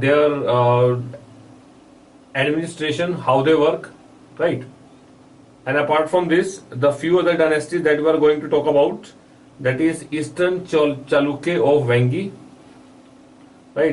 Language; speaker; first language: English; non-native, local second language; Hindi